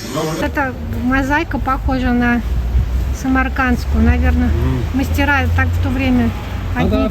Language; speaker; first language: Russian; native; Russian